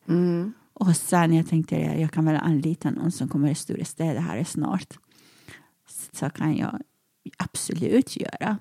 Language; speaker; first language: Swedish; non-native, fluent; Persian